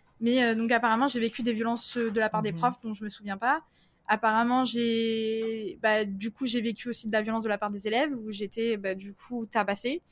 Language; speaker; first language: French; early bilingual, other home language; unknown